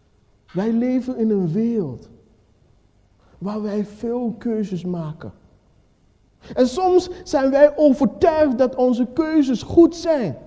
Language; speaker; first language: Dutch; non-native, fluent; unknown